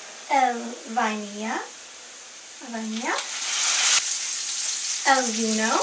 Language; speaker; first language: Spanish; non-native, learner; English